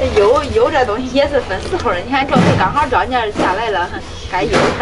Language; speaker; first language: Chinese; native; Chinese